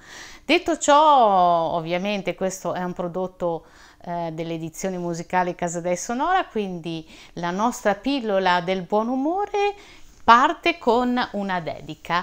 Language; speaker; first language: Italian; native; Italian